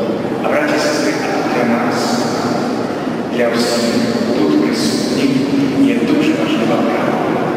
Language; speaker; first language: Ukrainian; non-native, local second language; Rusyn